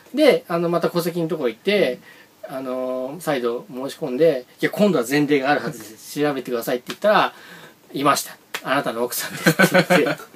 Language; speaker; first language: Japanese; native; Japanese